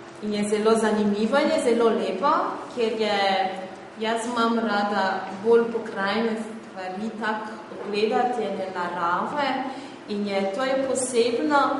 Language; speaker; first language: Slovenian; non-native, fluent; French